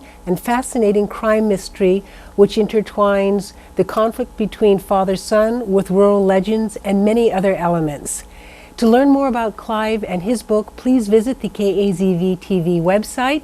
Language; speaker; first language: English; native; English